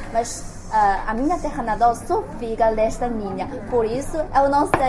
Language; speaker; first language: Portuguese; non-native, learner; Chinese